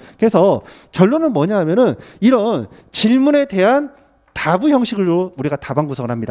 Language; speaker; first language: Korean; native; Korean